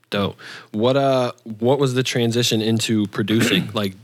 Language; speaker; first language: English; native; English